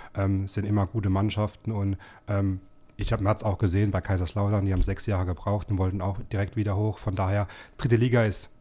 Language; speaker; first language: German; native; German